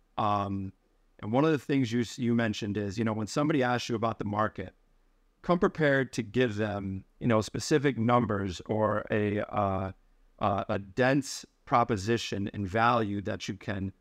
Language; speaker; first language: English; native; English